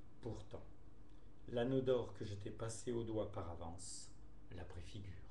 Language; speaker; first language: French; native; French